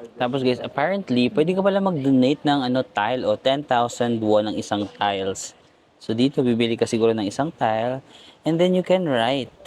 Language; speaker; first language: Filipino; non-native, local second language; Cebuano